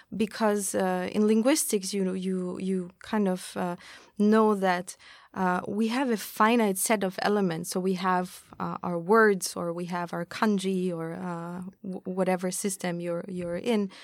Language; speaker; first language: English; non-native, fluent; German